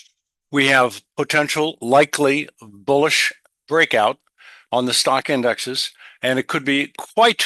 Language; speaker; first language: English; native; English